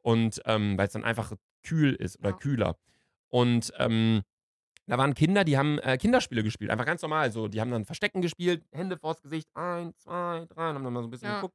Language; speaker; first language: German; native; German